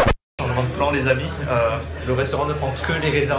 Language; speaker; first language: French; native; French